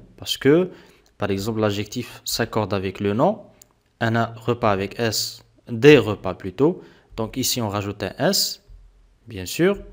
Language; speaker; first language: French; non-native, local second language; Arabic